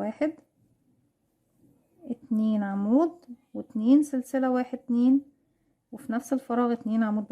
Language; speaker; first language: Arabic; native; Arabic